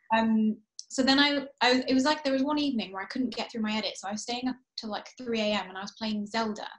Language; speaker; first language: English; early bilingual, heritage; English